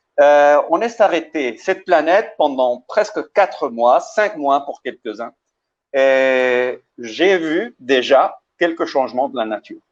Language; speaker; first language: French; early bilingual, heritage; Spanish